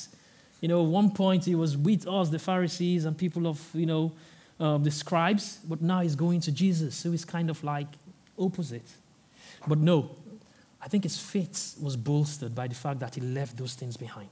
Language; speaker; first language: English; non-native, local second language; Yoruba